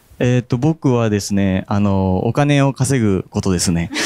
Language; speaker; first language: Japanese; native; Japanese